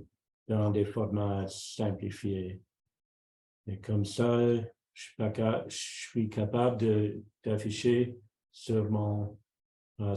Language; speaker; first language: French; non-native, local second language; English